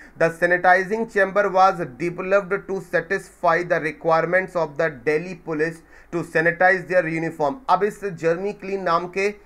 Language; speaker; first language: Hindi; native; Hindi